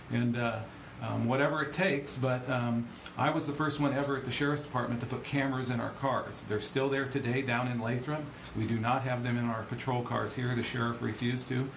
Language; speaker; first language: English; native; English